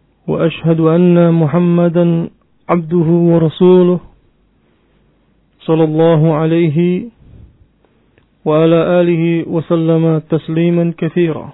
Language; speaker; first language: Arabic; non-native, fluent; Indonesian